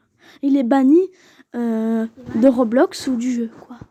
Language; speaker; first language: French; native; French